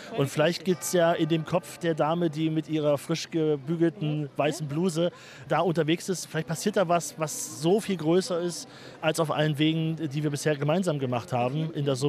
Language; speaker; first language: German; native; German